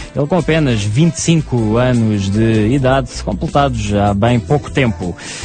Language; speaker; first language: Portuguese; native; Portuguese